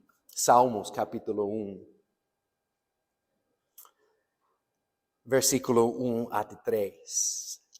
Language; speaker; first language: Portuguese; non-native, fluent; English